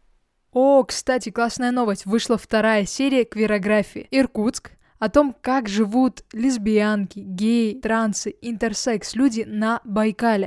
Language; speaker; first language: Russian; native; Russian